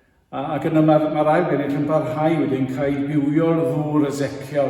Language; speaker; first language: Welsh; native; Welsh